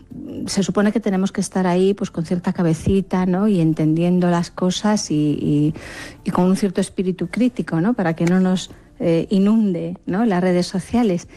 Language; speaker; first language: Spanish; native; Spanish